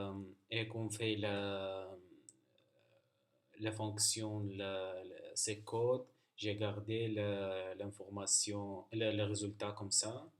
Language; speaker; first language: French; non-native, learner; Arabic